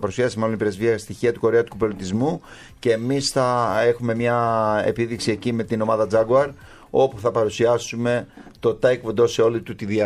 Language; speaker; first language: Greek; native; Greek